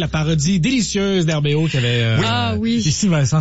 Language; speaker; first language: French; native; French